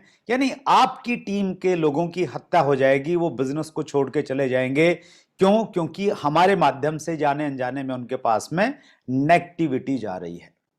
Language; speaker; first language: Hindi; native; Hindi